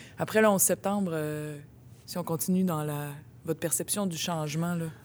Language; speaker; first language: French; native; French